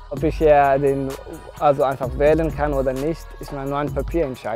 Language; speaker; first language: German; non-native, learner; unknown